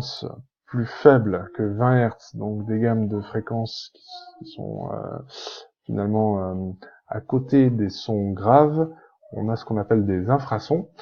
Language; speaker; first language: French; native; French